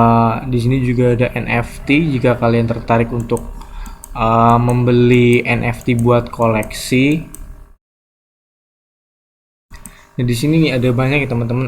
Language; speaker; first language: Indonesian; native; Indonesian